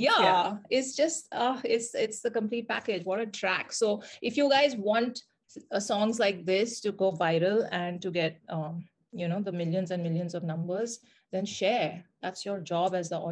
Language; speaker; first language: English; non-native, local second language; Hindi